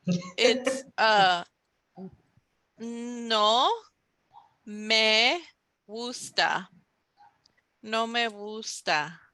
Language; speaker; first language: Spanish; non-native, fluent; English